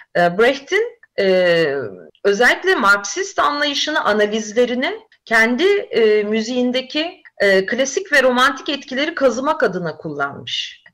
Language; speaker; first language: Turkish; native; Turkish